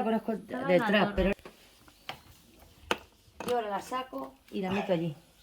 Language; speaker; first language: Spanish; native; Spanish